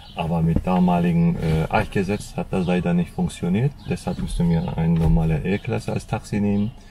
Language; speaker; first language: German; non-native, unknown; Turkish